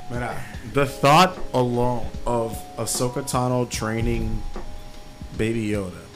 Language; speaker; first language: English; early bilingual, other home language; Spanish